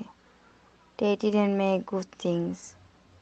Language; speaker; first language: English; non-native, learner; Persian